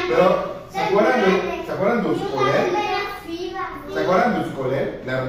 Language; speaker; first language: Spanish; native; Spanish